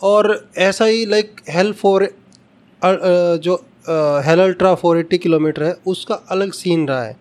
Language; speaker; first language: Hindi; native; Hindi